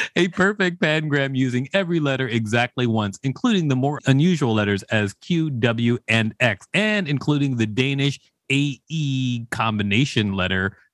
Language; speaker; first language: English; native; English